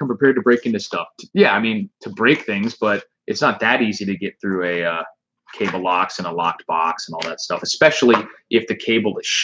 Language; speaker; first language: English; native; English